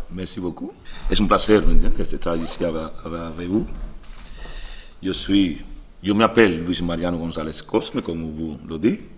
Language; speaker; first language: French; non-native, learner; Spanish